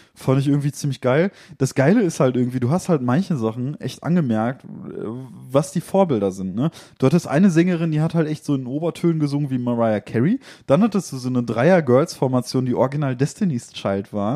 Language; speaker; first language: German; native; German